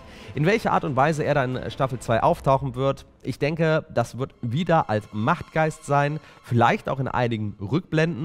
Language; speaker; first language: German; native; German